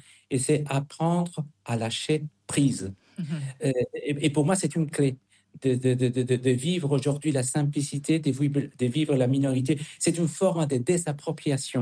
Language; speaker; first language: French; non-native, fluent; Spanish